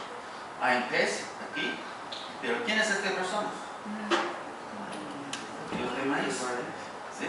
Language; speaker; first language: Spanish; non-native, fluent; English